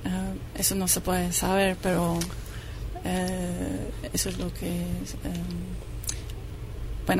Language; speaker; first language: Spanish; non-native, fluent; English